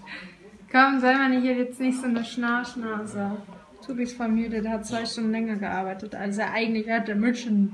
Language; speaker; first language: German; native; German